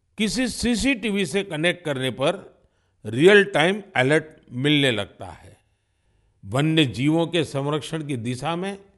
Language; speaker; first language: Hindi; non-native, local second language; Gujarati